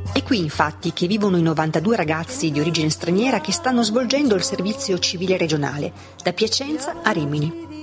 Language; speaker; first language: Italian; native; Italian